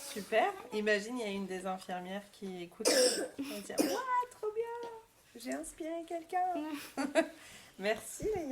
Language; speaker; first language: French; native; French